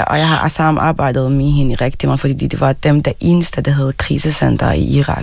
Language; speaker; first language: Danish; non-native, fluent; Arabic